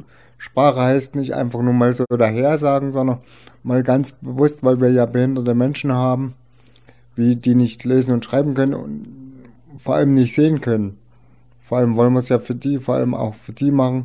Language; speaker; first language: German; native; German